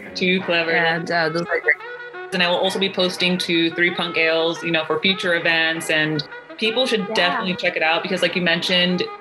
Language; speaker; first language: English; native; English